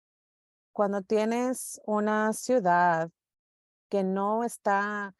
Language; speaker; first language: Spanish; early bilingual, heritage; English